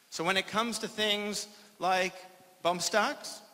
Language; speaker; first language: English; native; English